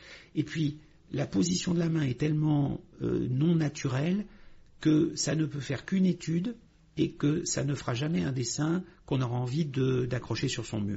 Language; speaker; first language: French; native; French